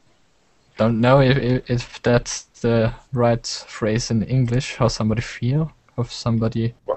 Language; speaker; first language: English; non-native, learner; German